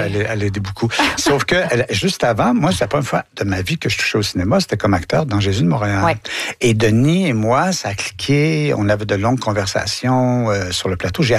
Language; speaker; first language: French; native; French